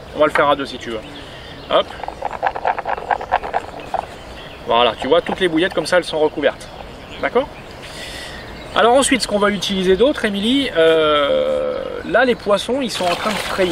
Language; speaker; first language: French; native; French